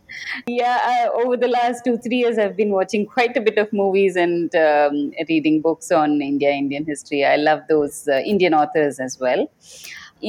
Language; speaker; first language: English; non-native, local second language; Kannada